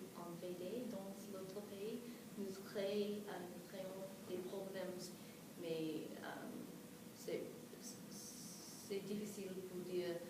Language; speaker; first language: French; non-native, fluent; English